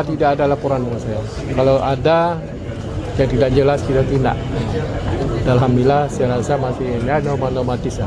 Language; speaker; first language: Indonesian; non-native, local second language; Achinese